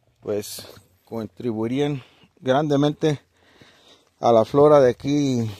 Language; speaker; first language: Spanish; native; Spanish